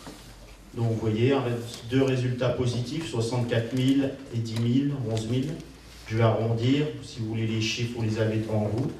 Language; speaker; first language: French; native; French